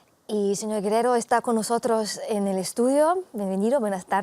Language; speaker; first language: Spanish; non-native, fluent; Slovenian